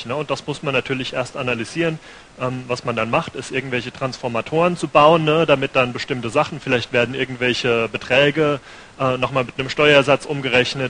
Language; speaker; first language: German; native; German